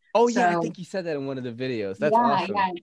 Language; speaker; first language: English; native; English